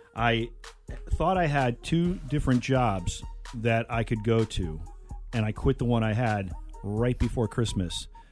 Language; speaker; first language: English; native; English